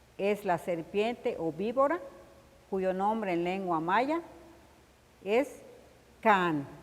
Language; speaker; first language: Spanish; native; Spanish